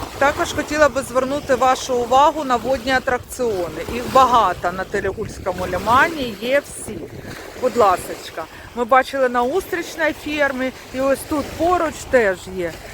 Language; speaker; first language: Ukrainian; non-native, local second language; Russian